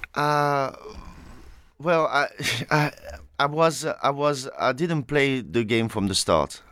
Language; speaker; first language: English; non-native, fluent; French